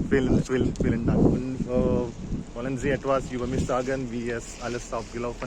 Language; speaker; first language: German; non-native, learner; Hindi